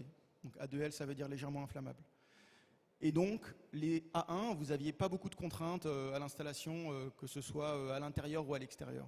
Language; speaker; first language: French; native; French